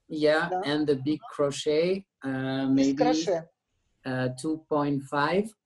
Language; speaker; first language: English; non-native, learner; French